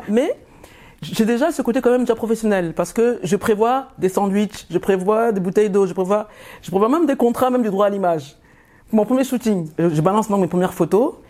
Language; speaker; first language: French; early bilingual, other home language; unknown